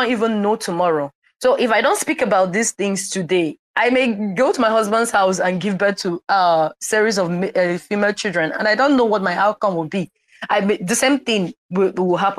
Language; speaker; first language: English; non-native, local second language; Igbo